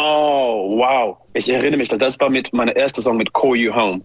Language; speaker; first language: German; non-native, learner; English